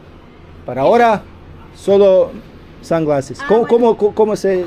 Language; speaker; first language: Spanish; non-native, learner; Serbian